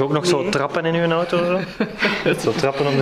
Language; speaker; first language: Dutch; native; Dutch